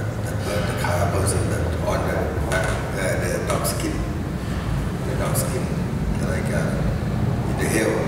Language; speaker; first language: English; non-native, learner; Thai